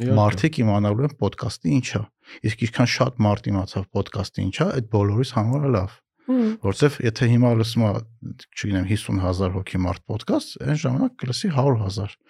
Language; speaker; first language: Armenian; native; Armenian